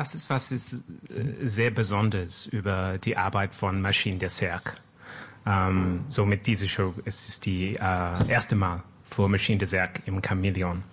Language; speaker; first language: German; non-native, learner; English